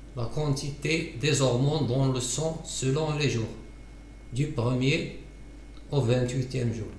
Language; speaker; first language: French; non-native, local second language; Arabic